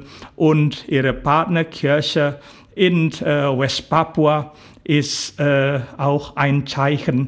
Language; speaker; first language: German; non-native, fluent; Indonesian